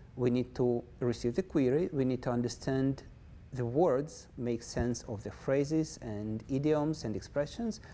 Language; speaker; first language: English; non-native, fluent; Russian